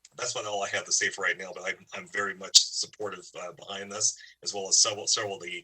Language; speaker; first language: English; native; English